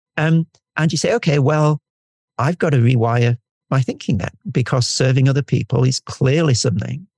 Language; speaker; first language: English; native; English